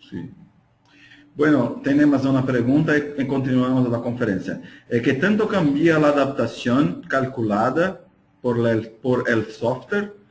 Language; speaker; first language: Spanish; non-native, fluent; Portuguese